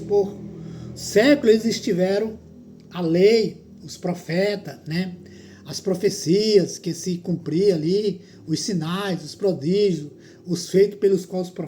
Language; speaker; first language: Portuguese; native; Portuguese